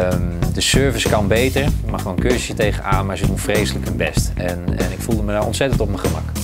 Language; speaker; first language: Dutch; native; Dutch